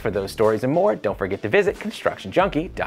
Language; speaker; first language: English; native; English